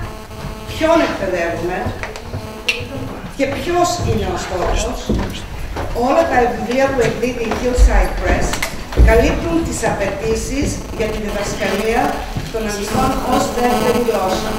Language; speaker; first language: Greek; native; Greek